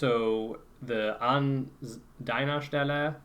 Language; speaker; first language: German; non-native, fluent; English